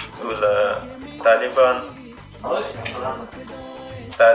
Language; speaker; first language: French; non-native, learner; Persian